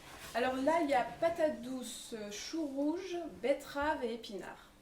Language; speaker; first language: French; native; French